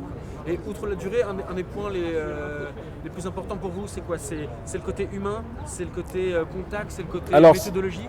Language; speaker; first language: French; native; French